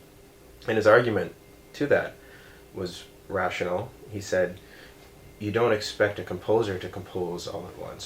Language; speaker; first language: English; native; English